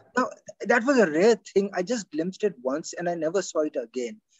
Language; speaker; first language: English; non-native, local second language; Hindi